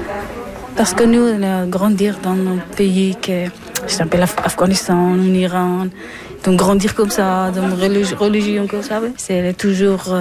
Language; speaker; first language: French; non-native, learner; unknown